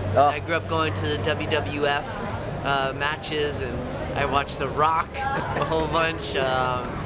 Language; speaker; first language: English; native; English